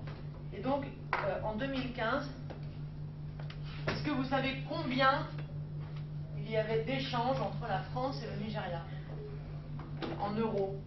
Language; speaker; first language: French; native; French